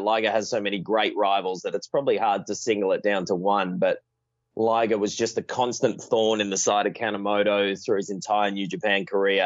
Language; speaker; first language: English; native; English